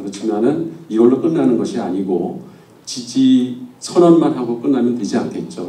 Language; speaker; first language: Korean; native; Korean